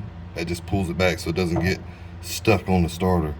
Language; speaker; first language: English; native; English